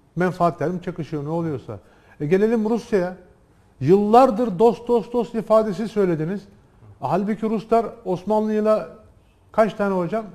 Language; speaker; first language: Turkish; native; Turkish